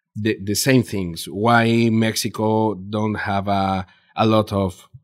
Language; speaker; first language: English; non-native, learner; Spanish